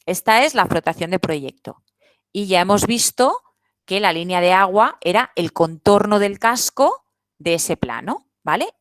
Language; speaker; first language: Spanish; non-native, local second language; Catalan